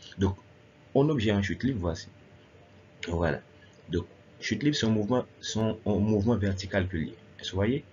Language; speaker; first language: French; non-native, local second language; Haitian Creole